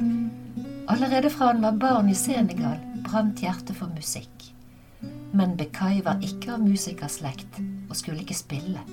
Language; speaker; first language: Norwegian; native; Norwegian